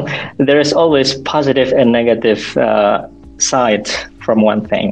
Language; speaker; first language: English; non-native, fluent; Indonesian